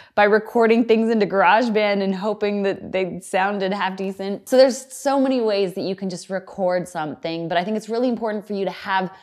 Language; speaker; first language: English; native; English